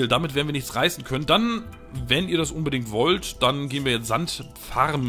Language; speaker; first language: German; native; German